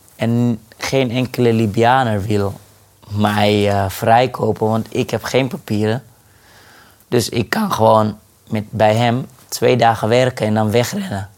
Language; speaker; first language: Dutch; non-native, fluent; Arabic